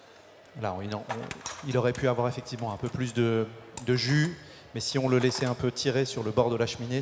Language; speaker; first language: French; native; French